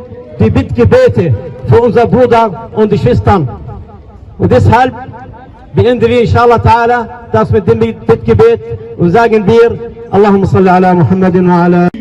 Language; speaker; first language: German; non-native, learner; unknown